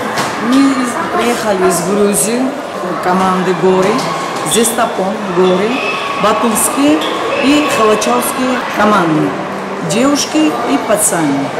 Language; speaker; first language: Russian; non-native, learner; Georgian